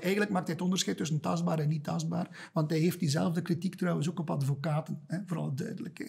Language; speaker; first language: Dutch; native; Dutch